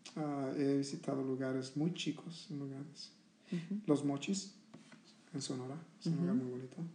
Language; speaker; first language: Spanish; early bilingual, heritage; Spanish